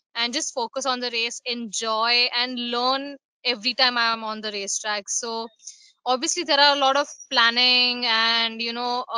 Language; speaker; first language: English; non-native, local second language; Gujarati